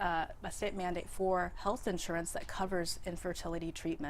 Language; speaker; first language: English; native; English